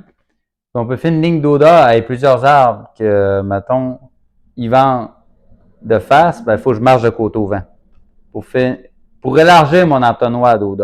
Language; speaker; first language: French; native; French